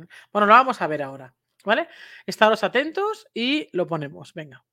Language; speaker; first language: Spanish; native; Spanish